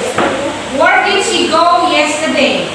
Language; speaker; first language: English; non-native, learner; Indonesian